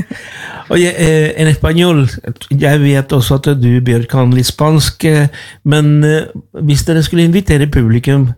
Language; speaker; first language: Norwegian; non-native, fluent; Spanish